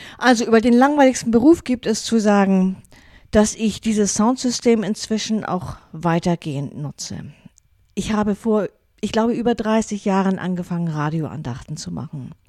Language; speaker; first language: German; non-native, local second language; Low German